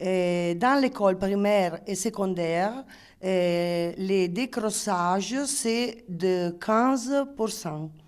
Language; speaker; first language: French; non-native, learner; Italian